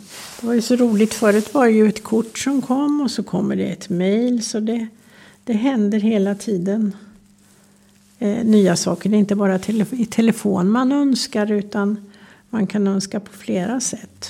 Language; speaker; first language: Swedish; native; Swedish